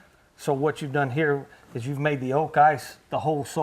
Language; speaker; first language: English; native; English